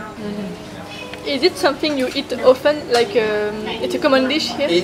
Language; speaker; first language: English; non-native, learner; French